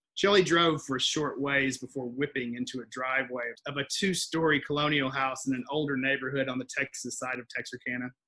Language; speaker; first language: English; native; English